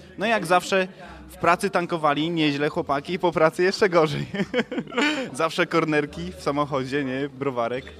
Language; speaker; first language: Polish; native; Polish